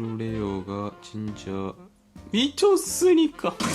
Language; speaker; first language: Korean; non-native, fluent; Japanese